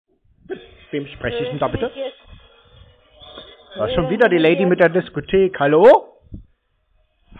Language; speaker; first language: German; native; German